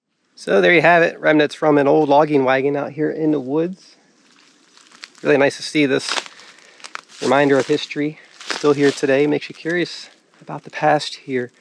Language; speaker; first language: English; native; English